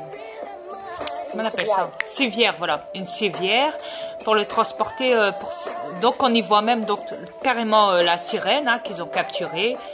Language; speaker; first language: French; native; French